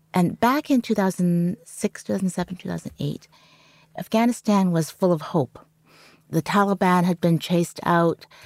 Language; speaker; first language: English; early bilingual, other home language; Cantonese